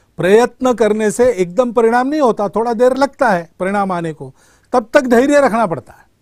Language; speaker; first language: Hindi; non-native, local second language; Marathi